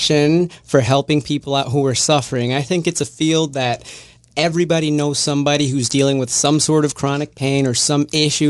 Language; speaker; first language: English; native; English